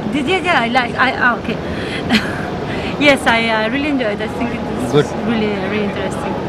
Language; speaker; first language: English; non-native, learner; Spanish